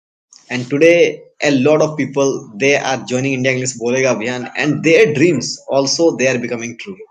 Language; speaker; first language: English; non-native, fluent; Hindi